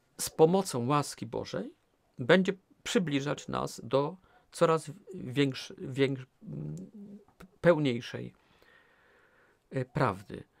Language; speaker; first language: Polish; native; Polish